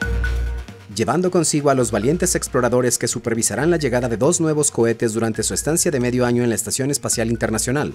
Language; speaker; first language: Spanish; native; Spanish